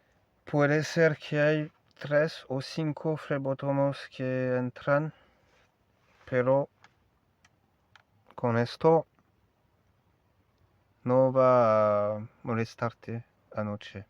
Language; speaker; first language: Spanish; non-native, learner; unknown